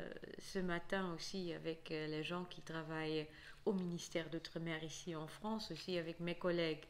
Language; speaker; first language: French; non-native, fluent; Dutch